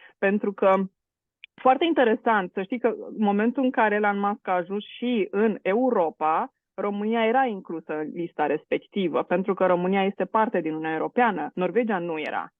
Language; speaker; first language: Romanian; native; Romanian